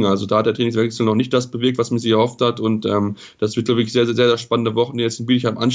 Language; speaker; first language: German; native; German